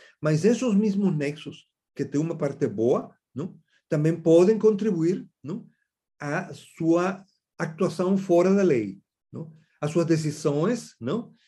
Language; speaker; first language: Portuguese; non-native, fluent; Spanish